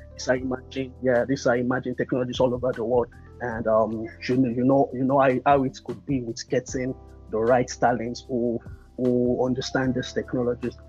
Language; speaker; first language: English; non-native, local second language; Yoruba